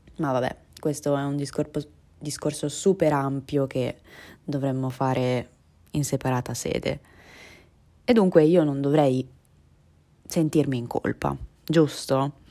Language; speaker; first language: Italian; early bilingual, other home language; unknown